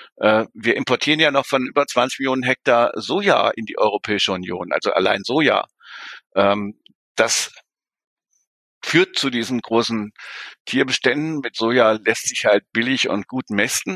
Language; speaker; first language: German; native; German